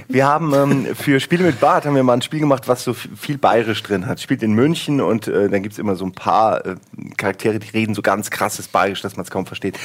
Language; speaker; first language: German; native; German